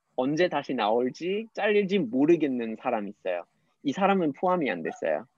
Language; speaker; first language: Korean; non-native, fluent; English